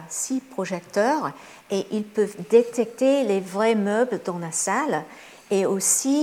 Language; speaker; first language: French; non-native, fluent; English